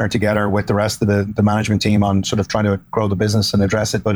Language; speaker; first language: English; native; English